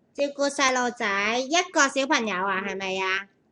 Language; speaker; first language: Chinese; native; Chinese